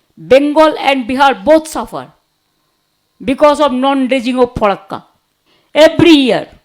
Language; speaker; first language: English; non-native, local second language; Bangla